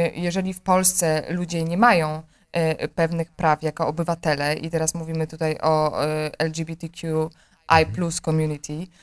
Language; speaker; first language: Polish; native; Polish